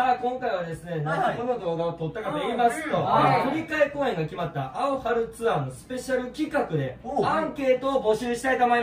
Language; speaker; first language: Japanese; native; Japanese